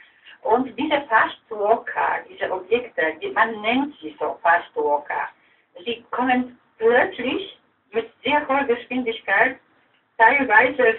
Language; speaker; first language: German; non-native, fluent; Polish